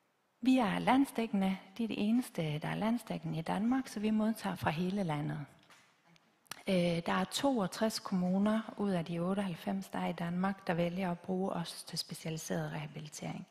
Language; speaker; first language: Danish; native; Danish